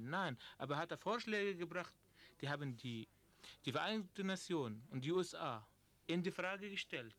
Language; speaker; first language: German; non-native, learner; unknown